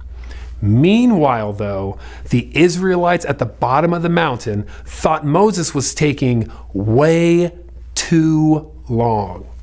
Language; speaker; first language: English; native; English